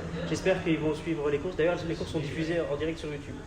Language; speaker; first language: French; native; French